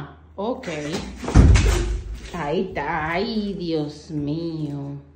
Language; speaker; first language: Spanish; native; Spanish